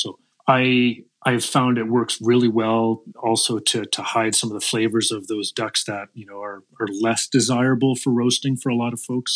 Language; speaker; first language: English; native; English